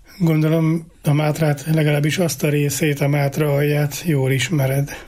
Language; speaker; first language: Hungarian; native; Hungarian